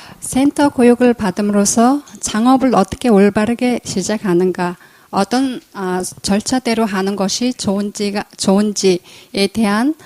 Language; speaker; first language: Korean; non-native, fluent; Mongolian